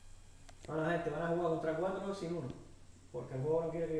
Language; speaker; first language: Spanish; native; Spanish